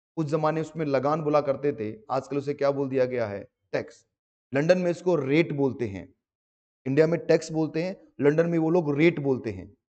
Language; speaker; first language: Hindi; native; Hindi